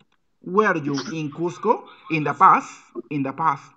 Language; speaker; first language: English; non-native, fluent; Spanish